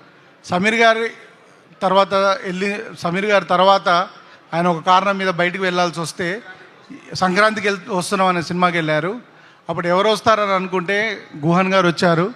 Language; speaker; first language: Telugu; native; Telugu